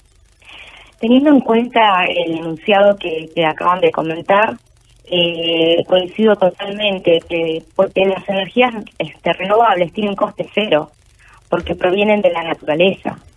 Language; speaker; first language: Spanish; native; Spanish